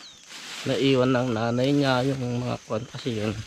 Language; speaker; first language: Filipino; non-native, local second language; Iloko